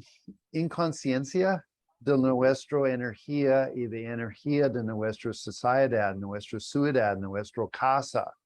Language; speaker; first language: Spanish; non-native, learner; English